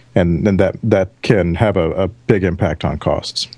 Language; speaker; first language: English; native; English